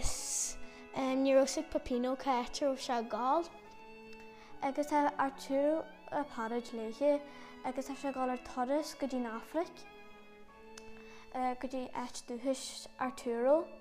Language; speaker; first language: Irish; native; Irish